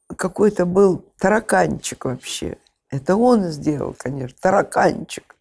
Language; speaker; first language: Russian; native; Russian